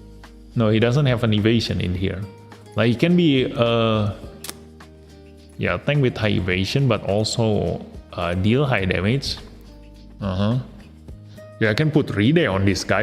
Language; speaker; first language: English; non-native, fluent; Indonesian